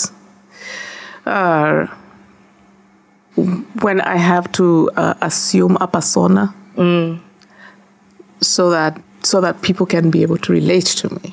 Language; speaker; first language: English; non-native, local second language; Gusii